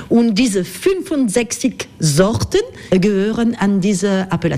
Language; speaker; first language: German; non-native, learner; French